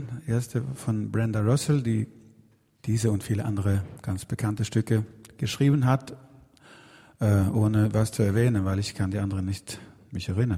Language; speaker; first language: German; non-native, fluent; Swedish